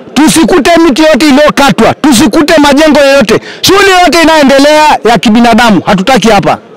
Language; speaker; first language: Swahili; non-native, local second language; Masai